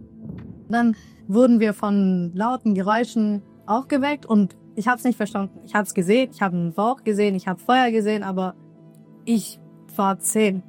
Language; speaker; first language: German; early bilingual, other home language; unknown